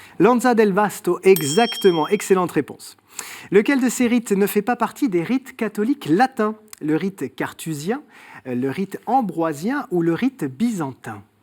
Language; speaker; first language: French; native; French